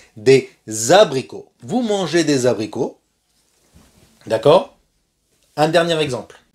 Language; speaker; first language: French; non-native, fluent; Spanish